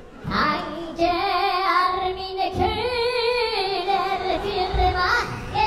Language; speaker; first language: German; non-native, learner; Norwegian